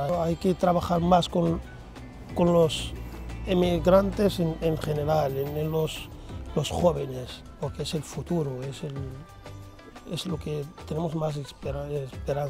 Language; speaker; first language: Spanish; non-native, fluent; Arabic